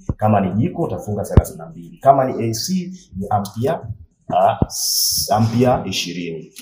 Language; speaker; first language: Swahili; native; Swahili